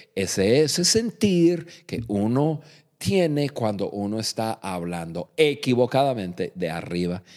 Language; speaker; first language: Spanish; non-native, fluent; English